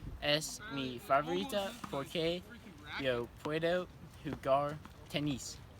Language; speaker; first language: Spanish; non-native, learner; English